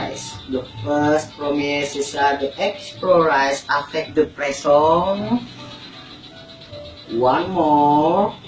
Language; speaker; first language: English; non-native, learner; Indonesian